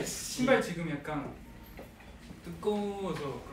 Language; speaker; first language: Korean; non-native, fluent; Japanese